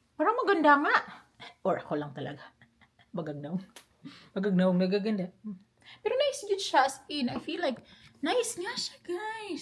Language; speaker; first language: Filipino; non-native, local second language; Cebuano